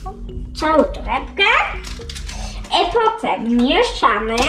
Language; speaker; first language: Polish; early bilingual, heritage; Polish